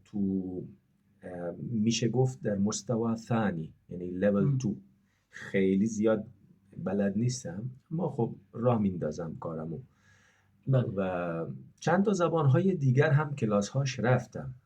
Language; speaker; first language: Persian; non-native, fluent; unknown